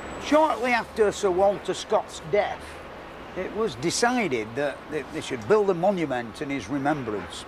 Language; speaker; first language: English; native; English